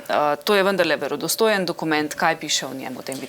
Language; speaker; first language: Slovenian; native; Slovenian